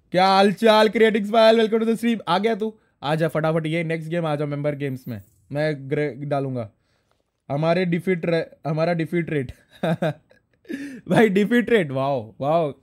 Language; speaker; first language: Hindi; non-native, local second language; Marathi